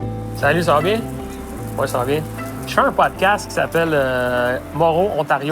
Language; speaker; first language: French; native; French